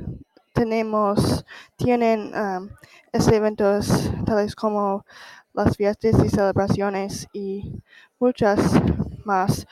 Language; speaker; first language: Spanish; non-native, learner; English